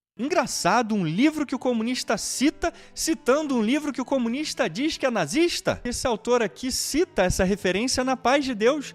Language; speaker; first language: Portuguese; native; Portuguese